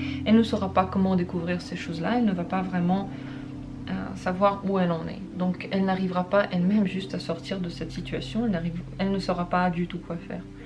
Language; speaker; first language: French; native; French